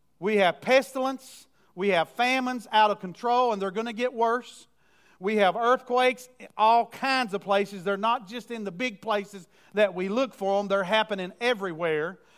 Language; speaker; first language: English; native; English